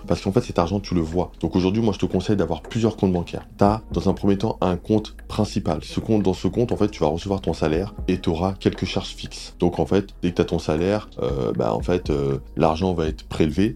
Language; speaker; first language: French; native; French